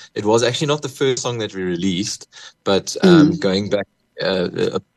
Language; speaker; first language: English; native; English